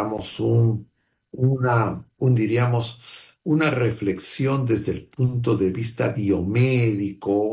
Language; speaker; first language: Spanish; native; Spanish